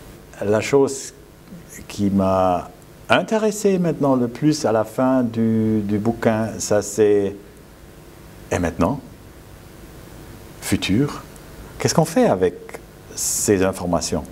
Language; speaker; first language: French; non-native, fluent; German